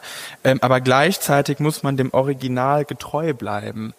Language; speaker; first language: German; native; German